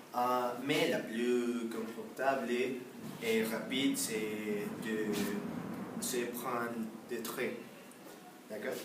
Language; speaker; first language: French; non-native, learner; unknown